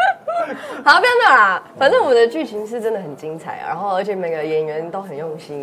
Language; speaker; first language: Chinese; native; Chinese